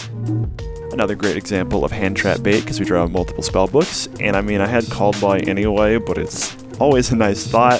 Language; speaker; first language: English; native; English